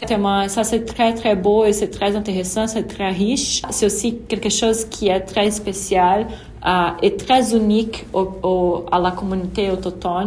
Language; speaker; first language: French; non-native, fluent; Portuguese